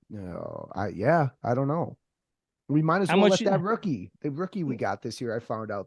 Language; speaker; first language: English; native; English